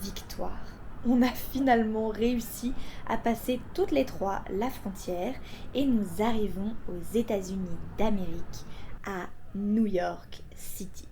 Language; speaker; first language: French; native; French